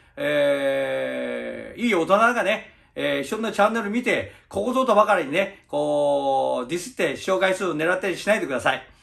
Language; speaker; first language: Japanese; early bilingual, other home language; Chinese